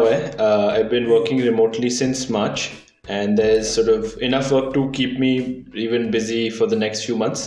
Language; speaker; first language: English; non-native, local second language; Hindi